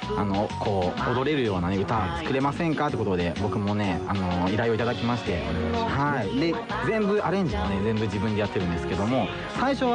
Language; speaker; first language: Japanese; native; Japanese